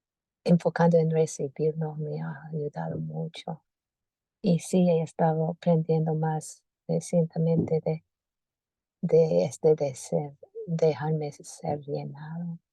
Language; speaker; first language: Spanish; non-native, fluent; English